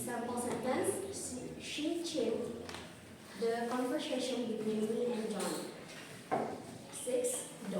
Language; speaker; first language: English; non-native, local second language; Indonesian